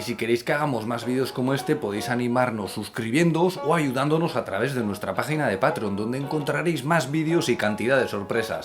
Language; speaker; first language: Spanish; native; Spanish